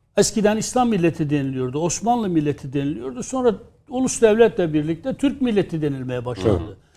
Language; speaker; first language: Turkish; non-native, local second language; Kurdish